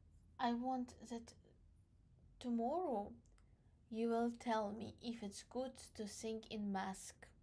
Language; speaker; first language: English; non-native, learner; Crimean Tatar